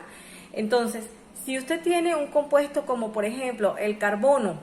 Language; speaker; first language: Spanish; native; Spanish